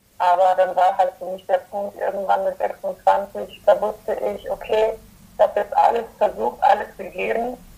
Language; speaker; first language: German; early bilingual, other home language; Polish